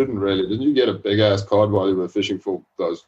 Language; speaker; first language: English; native; English